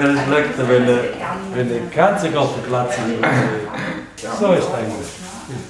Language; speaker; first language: German; non-native, learner; Italian